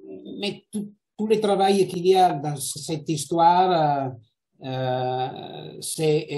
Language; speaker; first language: French; non-native, fluent; Italian